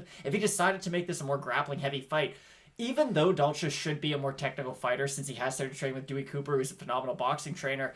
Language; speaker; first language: English; native; English